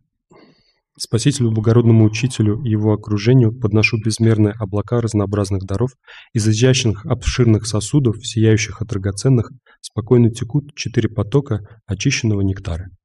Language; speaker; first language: Russian; native; Russian